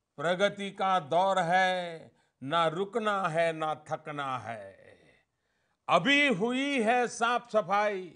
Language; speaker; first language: Hindi; non-native, local second language; Gujarati